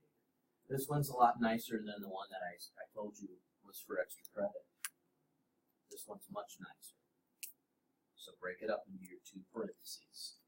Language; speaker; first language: English; native; English